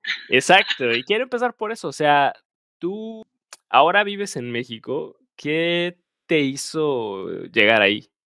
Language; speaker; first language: Spanish; native; Spanish